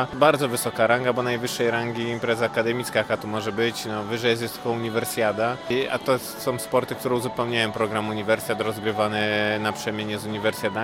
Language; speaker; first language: Polish; native; Polish